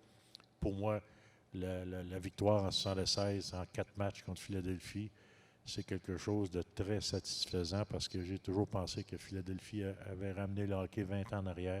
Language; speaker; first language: French; native; French